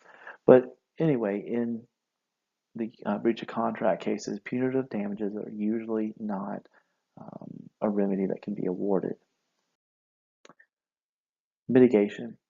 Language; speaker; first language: English; native; English